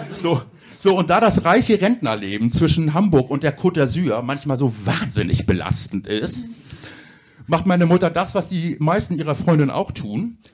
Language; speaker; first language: German; native; German